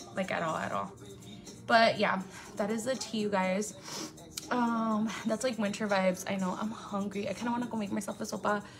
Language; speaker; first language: English; early bilingual, other home language; Spanish